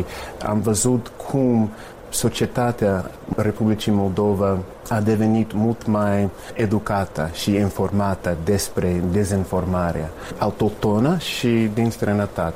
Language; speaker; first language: Romanian; non-native, fluent; English